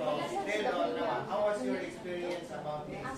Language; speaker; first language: English; non-native, local second language; Cebuano